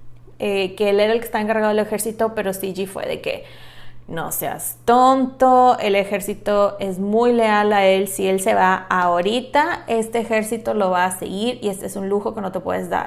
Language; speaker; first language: Spanish; native; Spanish